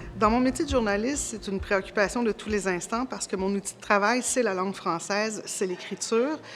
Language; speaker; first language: French; native; French